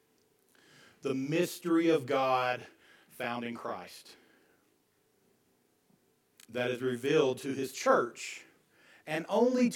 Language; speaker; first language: English; native; English